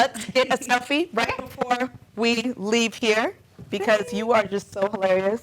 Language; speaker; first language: English; native; English